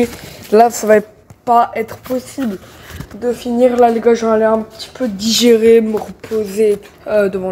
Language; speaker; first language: French; native; French